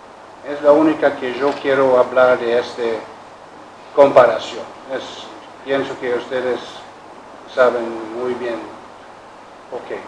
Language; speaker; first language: Spanish; non-native, learner; German